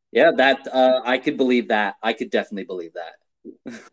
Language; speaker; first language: English; native; English